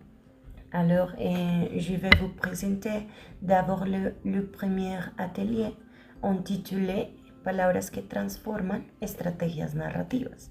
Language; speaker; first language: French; non-native, learner; Spanish